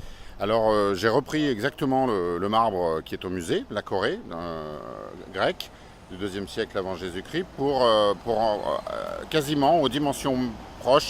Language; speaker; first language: French; native; French